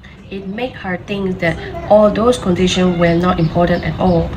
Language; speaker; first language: English; non-native, learner; Burmese